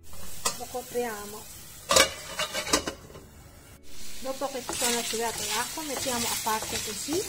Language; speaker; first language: Italian; non-native, learner; Filipino